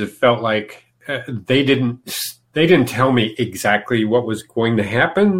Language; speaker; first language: English; native; English